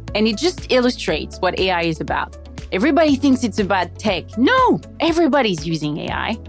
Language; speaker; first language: English; non-native, fluent; French